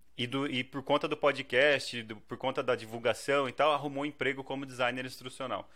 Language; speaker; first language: Portuguese; native; Portuguese